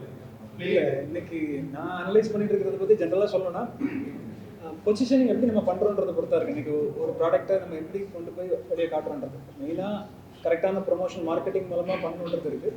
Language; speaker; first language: Tamil; native; Tamil